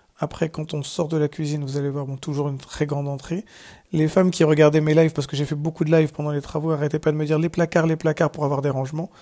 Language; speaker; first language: French; native; French